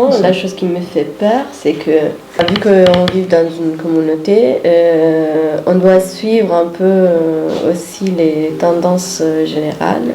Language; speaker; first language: French; non-native, fluent; Italian